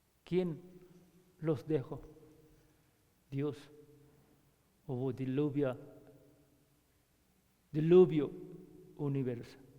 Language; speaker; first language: Spanish; non-native, learner; Korean